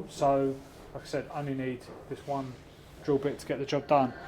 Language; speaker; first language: English; native; English